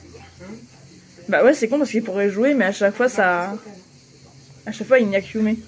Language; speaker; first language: French; native; French